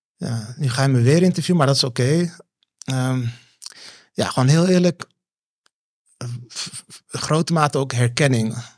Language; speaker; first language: Dutch; early bilingual, other home language; Turkish